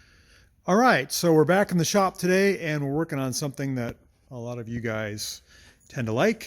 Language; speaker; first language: English; native; English